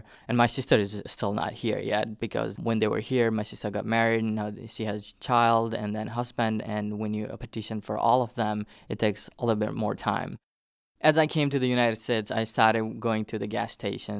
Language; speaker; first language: English; non-native, local second language; Nepali